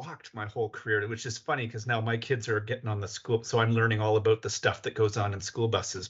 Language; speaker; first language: English; native; English